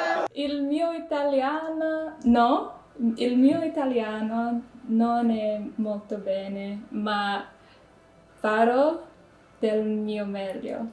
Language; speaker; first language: Italian; non-native, learner; English